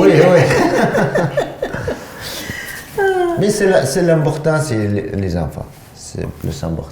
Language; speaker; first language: French; non-native, learner; Arabic